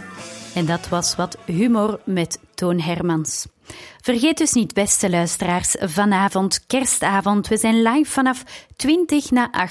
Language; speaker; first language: Dutch; native; Dutch